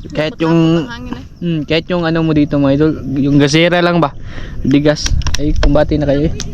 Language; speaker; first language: Filipino; non-native, local second language; Cebuano